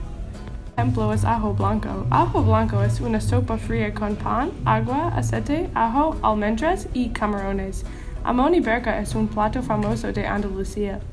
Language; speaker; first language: Spanish; non-native, learner; English